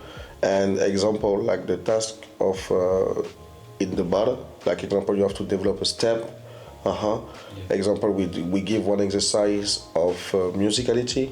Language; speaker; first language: English; non-native, fluent; French